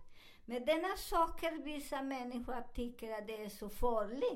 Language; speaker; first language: Swedish; non-native, learner; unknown